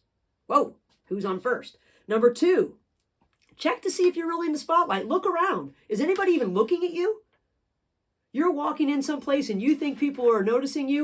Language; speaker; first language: English; native; English